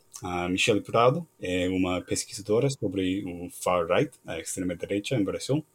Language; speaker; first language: Portuguese; non-native, learner; English